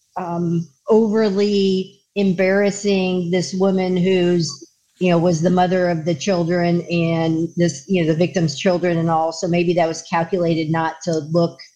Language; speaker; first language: English; native; English